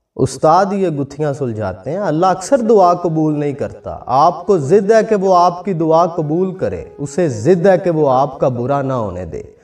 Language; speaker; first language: Urdu; non-native, local second language; Punjabi